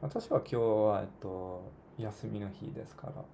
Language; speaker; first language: Japanese; non-native, learner; English